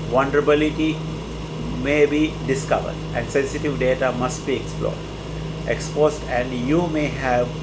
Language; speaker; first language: English; non-native, local second language; Sinhala